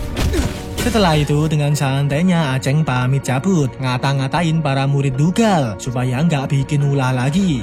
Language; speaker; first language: Indonesian; native; Indonesian